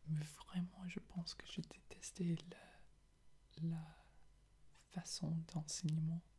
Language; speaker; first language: French; non-native, fluent; English